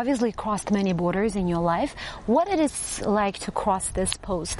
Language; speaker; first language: English; non-native, fluent; Uzbek